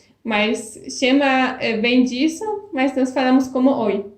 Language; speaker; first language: Portuguese; non-native, fluent; Polish